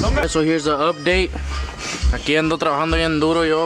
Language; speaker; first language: Spanish; early bilingual, heritage; Spanish